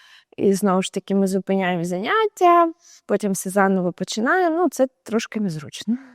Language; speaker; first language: Ukrainian; native; Ukrainian